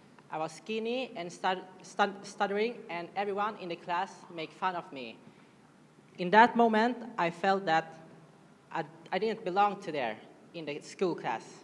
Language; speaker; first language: English; non-native, fluent; Swedish